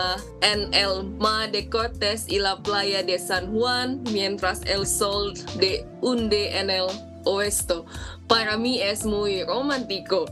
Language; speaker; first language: Spanish; non-native, learner; Indonesian